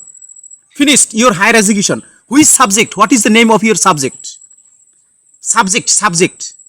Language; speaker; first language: English; non-native, learner; Bangla